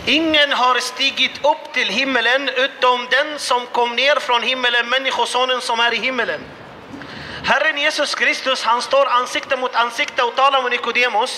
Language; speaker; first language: Swedish; non-native, fluent; Arabic